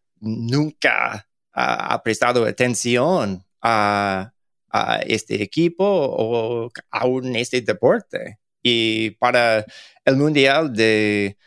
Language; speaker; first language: Spanish; non-native, learner; English